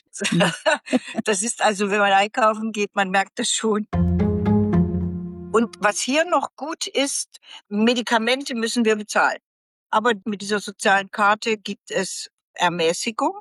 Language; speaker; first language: German; native; German